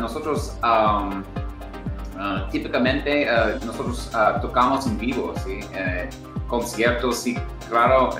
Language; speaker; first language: Spanish; non-native, learner; English